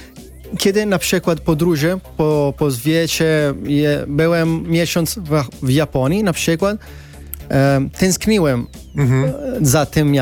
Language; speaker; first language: Polish; non-native, learner; Italian